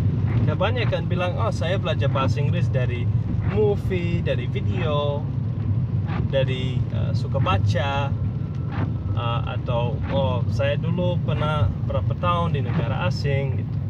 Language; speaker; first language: Indonesian; non-native, fluent; English